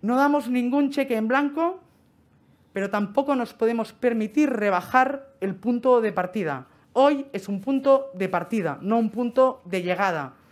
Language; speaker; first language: Spanish; non-native, local second language; Catalan